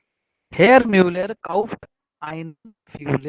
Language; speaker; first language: German; non-native, fluent; Marathi